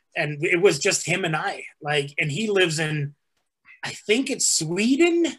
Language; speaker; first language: English; early bilingual, other home language; Spanish